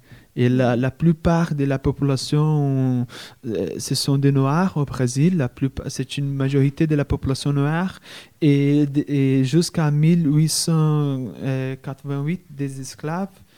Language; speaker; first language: French; non-native, fluent; Portuguese